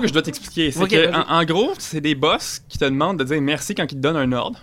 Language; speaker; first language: French; native; French